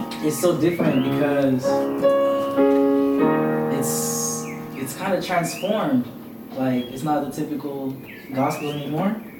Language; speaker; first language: English; native; English